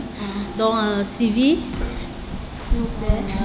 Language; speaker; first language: French; non-native, local second language; English